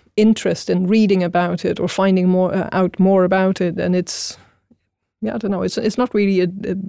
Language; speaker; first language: English; non-native, fluent; Dutch